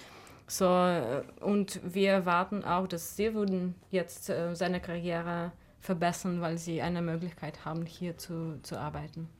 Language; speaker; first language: German; non-native, fluent; Russian